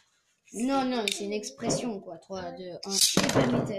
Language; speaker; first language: French; native; French